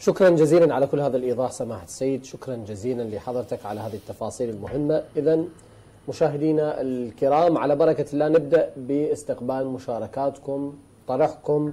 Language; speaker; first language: Arabic; native; Arabic